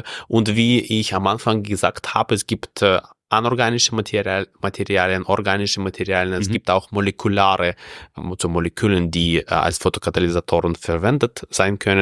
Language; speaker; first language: German; non-native, fluent; Russian